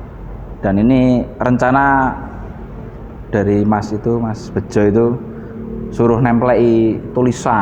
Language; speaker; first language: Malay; non-native, local second language; Javanese